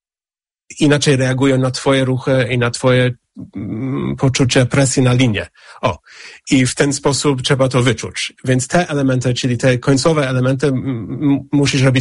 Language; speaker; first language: Polish; non-native, fluent; English